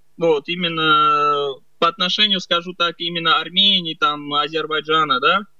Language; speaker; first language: Russian; early bilingual, other home language; Armenian